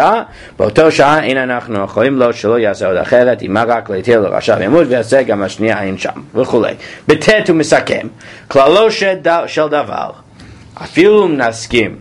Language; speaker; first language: Hebrew; non-native, fluent; English